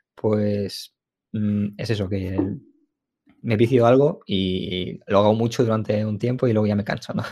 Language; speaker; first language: Spanish; early bilingual, other home language; Ukrainian